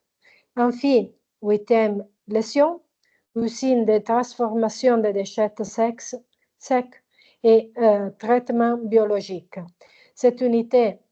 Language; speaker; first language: French; non-native, fluent; Italian